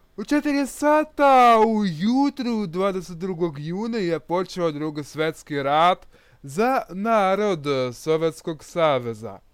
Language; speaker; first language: Croatian; non-native, learner; Russian